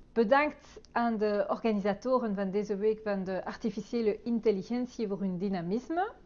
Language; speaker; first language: Dutch; non-native, local second language; French